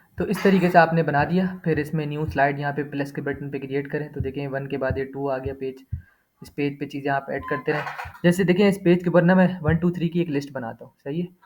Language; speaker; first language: Urdu; native; Urdu